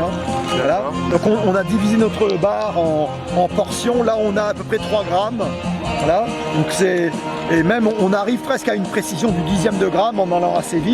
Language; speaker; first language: French; native; French